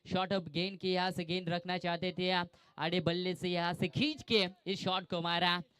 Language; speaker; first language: Hindi; non-native, local second language; Marathi